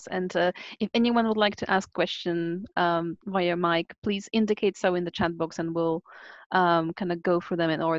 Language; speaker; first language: English; non-native, fluent; Polish